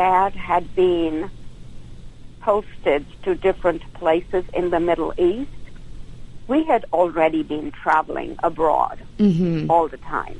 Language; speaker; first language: English; non-native, local second language; Hindi